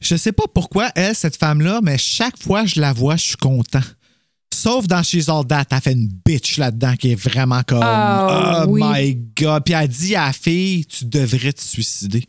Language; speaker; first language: French; native; French